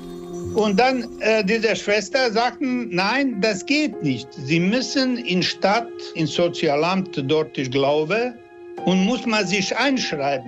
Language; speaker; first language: German; non-native, learner; Croatian